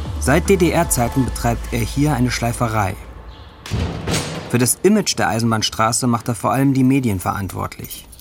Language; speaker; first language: German; native; German